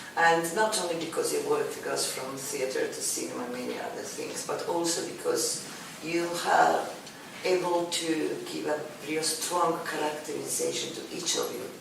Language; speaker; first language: English; non-native, fluent; Italian